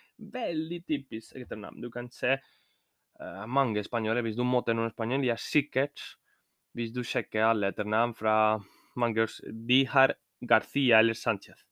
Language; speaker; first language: Norwegian; non-native, learner; Spanish